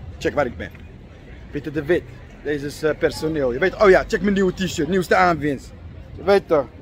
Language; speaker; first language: Dutch; non-native, fluent; Arabic